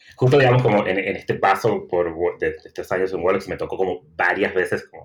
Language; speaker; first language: Spanish; native; Spanish